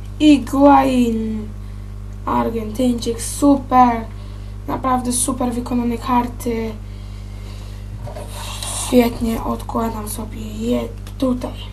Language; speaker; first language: Polish; native; Polish